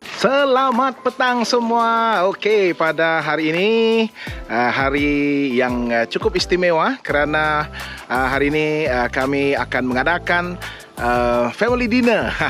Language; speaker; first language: Malay; non-native, local second language; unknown